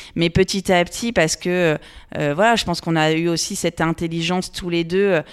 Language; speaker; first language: French; native; French